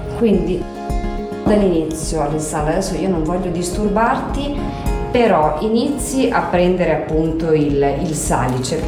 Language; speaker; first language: Italian; native; Italian